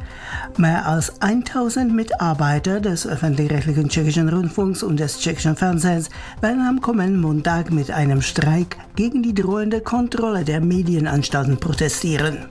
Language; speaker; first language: German; native; German